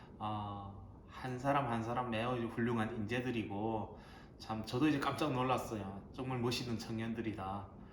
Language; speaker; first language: Korean; native; Korean